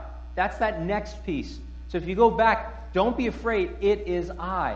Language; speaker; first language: English; native; English